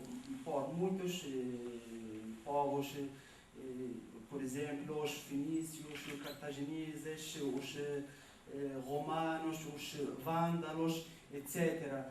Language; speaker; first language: Portuguese; non-native, learner; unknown